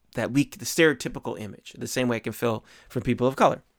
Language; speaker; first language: English; native; English